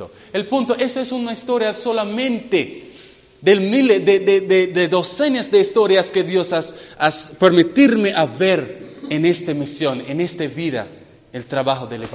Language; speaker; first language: Spanish; non-native, fluent; English